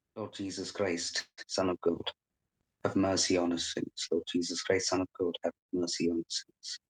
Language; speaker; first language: English; non-native, local second language; Malayalam